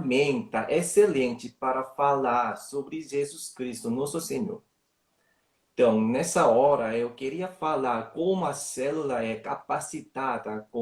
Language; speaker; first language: Portuguese; non-native, learner; Korean